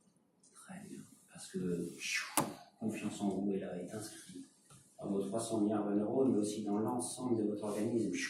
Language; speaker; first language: French; native; French